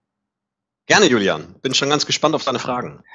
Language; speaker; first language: German; native; German